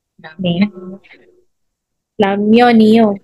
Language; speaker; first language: Korean; non-native, fluent; Filipino